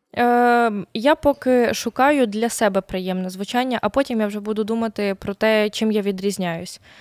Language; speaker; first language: Ukrainian; native; Ukrainian